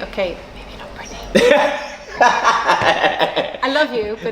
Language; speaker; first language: English; non-native, local second language; Maltese